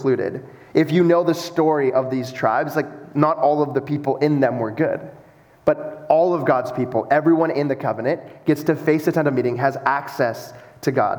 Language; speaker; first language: English; native; English